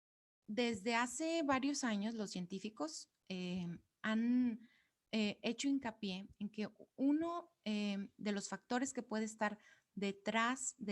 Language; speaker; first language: Spanish; native; Spanish